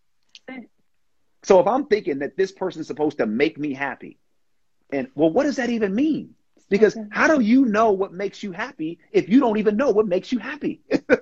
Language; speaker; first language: English; native; English